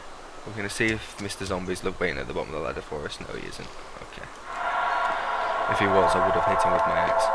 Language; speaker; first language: English; native; English